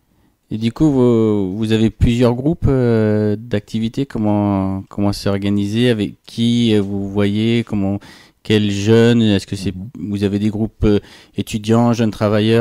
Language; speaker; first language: French; native; French